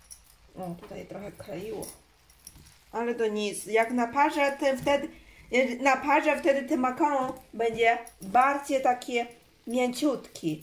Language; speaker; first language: Polish; non-native, learner; Chinese